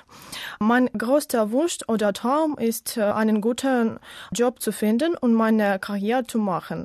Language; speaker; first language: German; non-native, learner; Ukrainian